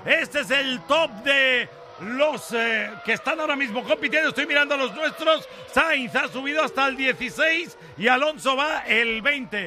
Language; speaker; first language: Spanish; native; Spanish